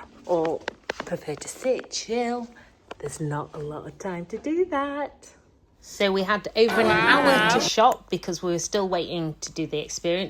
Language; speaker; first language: English; native; English